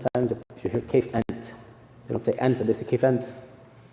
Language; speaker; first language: Arabic; non-native, learner; English